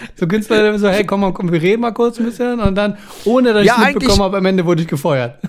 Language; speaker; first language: German; early bilingual, other home language; Persian